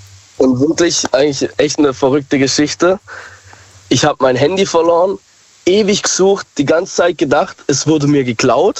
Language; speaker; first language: German; native; German